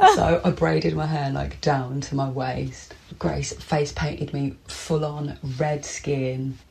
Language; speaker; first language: English; native; English